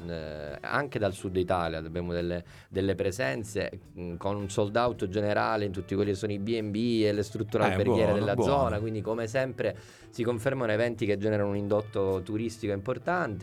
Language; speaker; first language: Italian; native; Italian